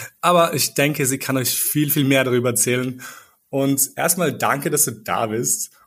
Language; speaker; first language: German; early bilingual, other home language; Albanian